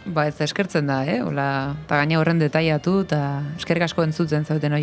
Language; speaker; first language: Basque; native; Basque